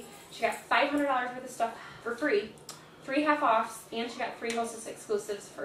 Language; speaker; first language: English; native; English